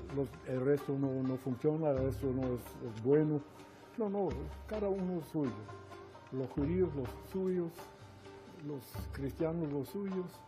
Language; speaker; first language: Spanish; non-native, fluent; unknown